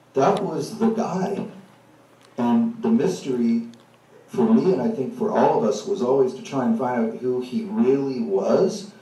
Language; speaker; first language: English; native; English